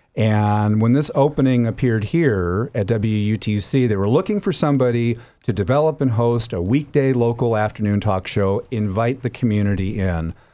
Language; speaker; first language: English; native; English